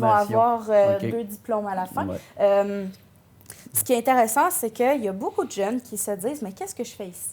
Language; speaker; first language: French; native; French